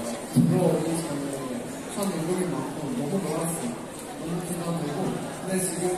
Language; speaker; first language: Korean; non-native, learner; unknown